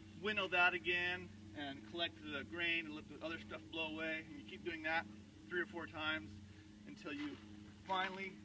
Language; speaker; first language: English; native; English